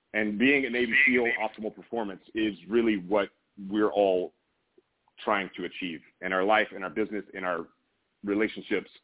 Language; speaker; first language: English; native; English